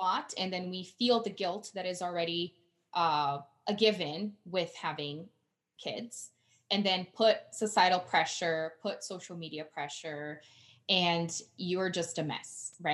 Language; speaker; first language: English; non-native, fluent; Portuguese